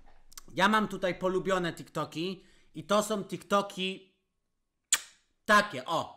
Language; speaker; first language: Polish; native; Polish